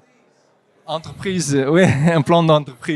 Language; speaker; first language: French; non-native, fluent; Dutch